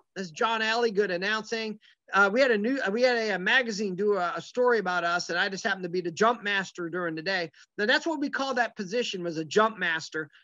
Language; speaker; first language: English; native; English